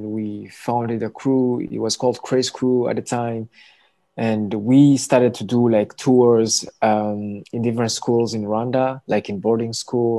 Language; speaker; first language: English; non-native, local second language; Kinyarwanda